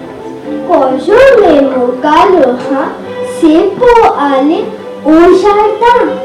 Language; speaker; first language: French; non-native, learner; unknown